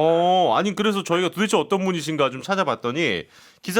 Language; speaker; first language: Korean; native; Korean